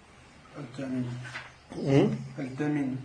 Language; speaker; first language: Arabic; non-native, learner; French